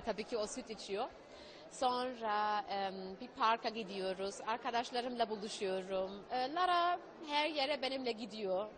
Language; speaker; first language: Turkish; early bilingual, heritage; German